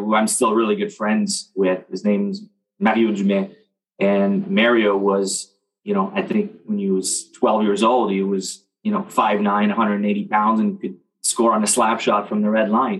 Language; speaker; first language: English; non-native, fluent; French